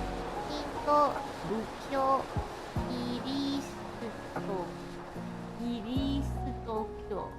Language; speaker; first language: Japanese; non-native, learner; Chinese